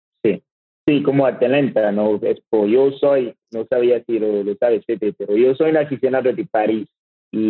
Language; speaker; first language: Spanish; non-native, learner; French